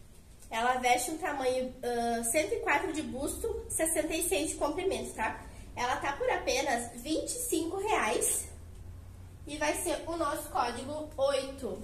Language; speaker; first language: Portuguese; native; Portuguese